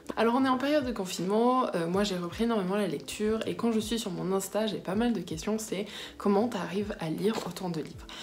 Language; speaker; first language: French; early bilingual, other home language; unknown